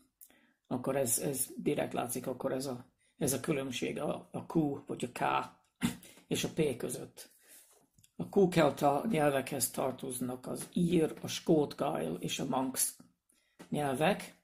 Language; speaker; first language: Hungarian; non-native, fluent; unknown